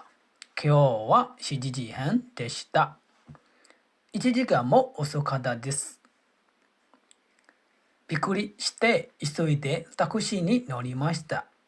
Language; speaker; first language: Japanese; non-native, fluent; Burmese